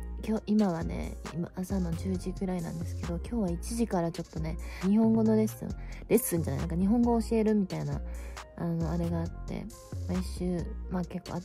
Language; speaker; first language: Japanese; native; Japanese